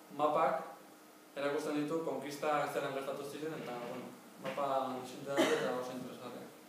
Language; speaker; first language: Basque; non-native, local second language; Spanish